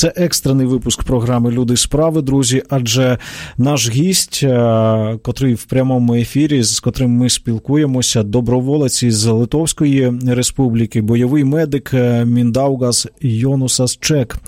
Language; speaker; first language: Ukrainian; native; Ukrainian